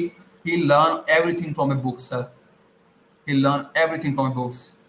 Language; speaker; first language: English; non-native, learner; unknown